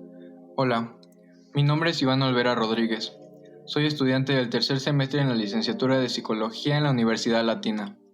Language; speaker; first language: Spanish; native; Spanish